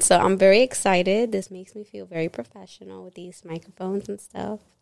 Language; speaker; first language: English; early bilingual, other home language; Spanish